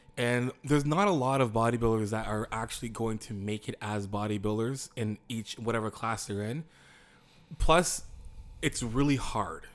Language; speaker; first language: English; native; English